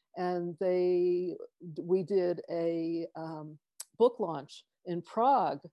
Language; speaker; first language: English; native; English